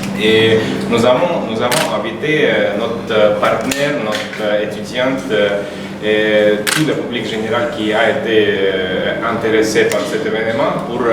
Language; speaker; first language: French; non-native, learner; Russian